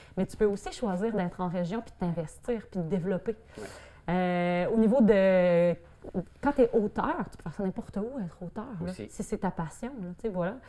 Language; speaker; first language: French; native; French